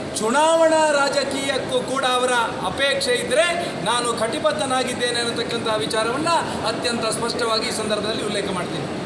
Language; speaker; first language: Kannada; native; Kannada